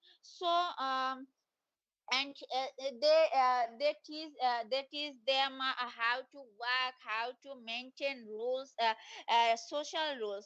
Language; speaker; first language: English; non-native, learner; Bangla